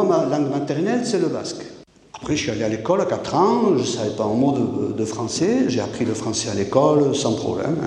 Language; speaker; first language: French; native; French